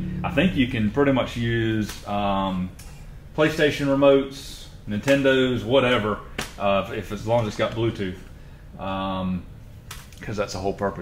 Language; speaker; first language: English; native; English